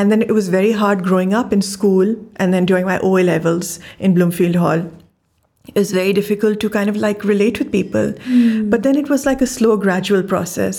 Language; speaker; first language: English; non-native, local second language; Urdu